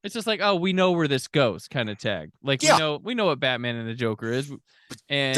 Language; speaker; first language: English; native; English